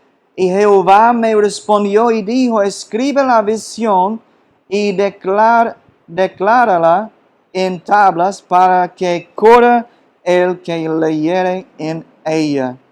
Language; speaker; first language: Spanish; non-native, fluent; English